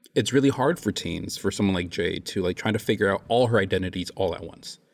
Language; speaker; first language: English; native; English